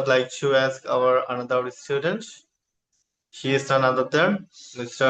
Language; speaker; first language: English; non-native, learner; Bangla